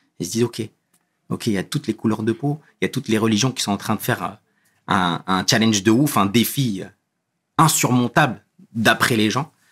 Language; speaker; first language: French; early bilingual, other home language; Kabyle